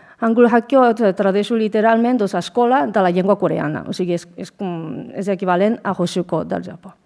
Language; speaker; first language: Catalan; non-native, fluent; Japanese